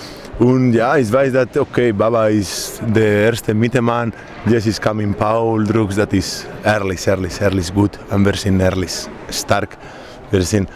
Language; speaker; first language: German; non-native, learner; Spanish